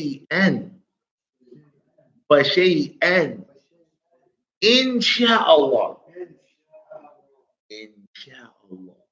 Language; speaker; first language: Arabic; non-native, fluent; English